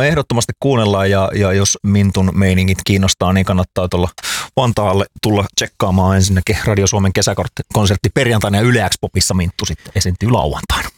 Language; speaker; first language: Finnish; native; Finnish